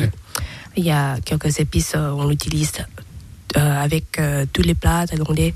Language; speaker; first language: French; non-native, learner; Thai